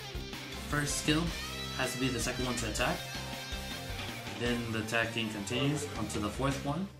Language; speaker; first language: English; native; English